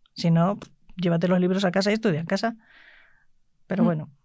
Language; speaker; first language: Spanish; native; Spanish